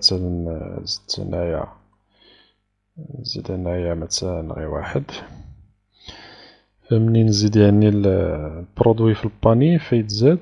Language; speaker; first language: Arabic; native; Arabic